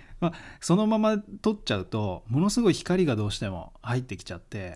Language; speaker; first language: Japanese; native; Japanese